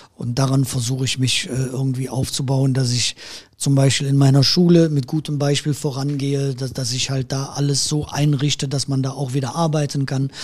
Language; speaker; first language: German; native; German